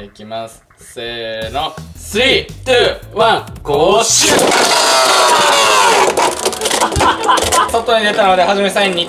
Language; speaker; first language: Japanese; native; Japanese